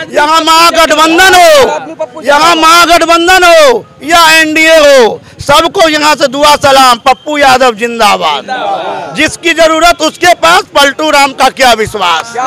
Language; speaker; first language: Hindi; native; Hindi